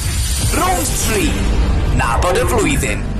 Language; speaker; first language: Welsh; native; Welsh